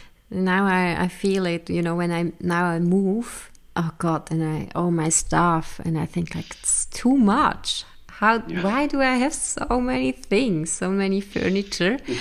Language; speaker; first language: English; non-native, fluent; German